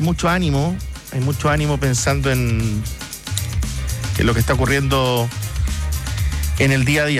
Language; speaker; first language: Spanish; native; Spanish